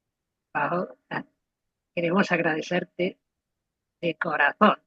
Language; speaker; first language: Spanish; native; Spanish